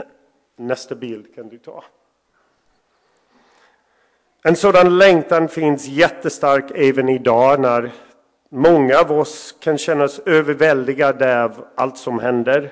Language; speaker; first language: Swedish; non-native, fluent; English